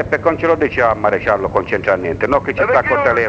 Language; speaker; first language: Italian; native; Italian